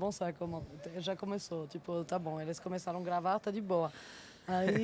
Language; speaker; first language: Portuguese; non-native, fluent; French